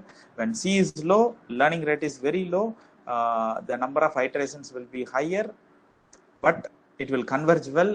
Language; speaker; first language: English; non-native, local second language; Tamil